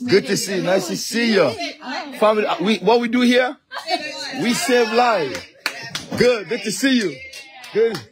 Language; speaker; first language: English; non-native, fluent; Bambara